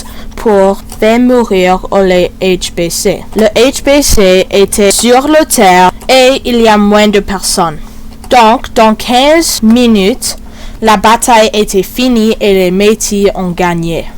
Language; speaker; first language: French; non-native, learner; English